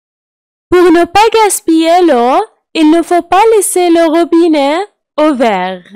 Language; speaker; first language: French; non-native, fluent; Arabic